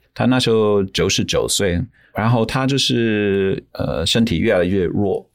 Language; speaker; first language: Chinese; non-native, fluent; English